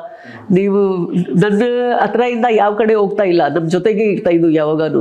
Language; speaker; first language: Kannada; non-native, local second language; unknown